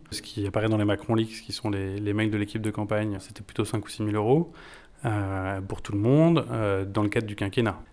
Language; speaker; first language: French; native; French